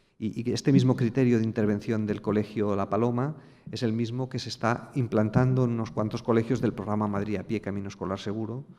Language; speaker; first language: Spanish; native; Spanish